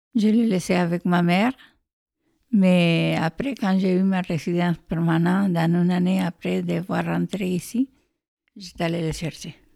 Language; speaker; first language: French; non-native, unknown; Spanish